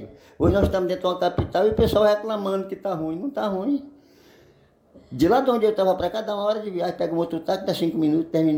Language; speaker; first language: Portuguese; native; Portuguese